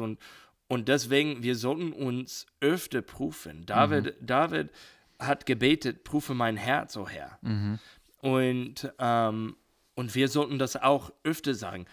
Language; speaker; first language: German; non-native, learner; English